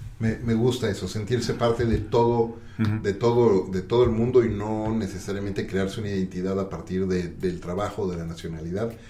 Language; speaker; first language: Spanish; native; Spanish